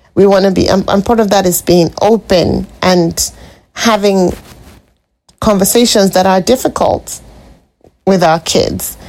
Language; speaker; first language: English; non-native, local second language; Igbo